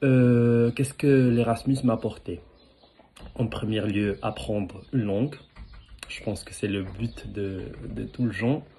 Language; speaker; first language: French; non-native, learner; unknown